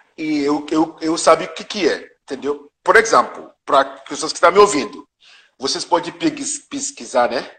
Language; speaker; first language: Portuguese; non-native, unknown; Yoruba